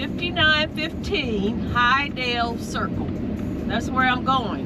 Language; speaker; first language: English; native; English